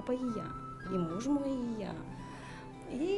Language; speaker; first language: Russian; non-native, local second language; Romanian